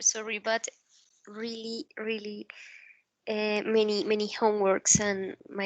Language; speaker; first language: English; non-native, learner; Spanish